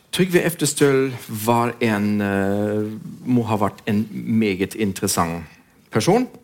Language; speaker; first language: Norwegian; non-native, fluent; German